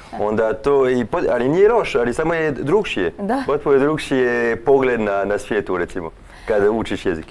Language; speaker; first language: Croatian; non-native, fluent; French